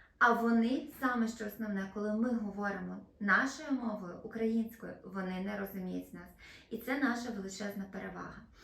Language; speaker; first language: Ukrainian; non-native, local second language; Russian